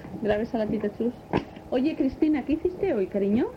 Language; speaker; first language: Spanish; native; Spanish